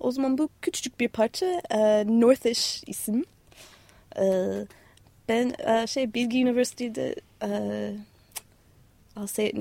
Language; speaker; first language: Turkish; non-native, learner; English